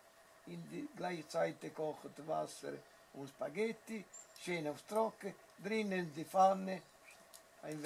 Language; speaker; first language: German; non-native, learner; Italian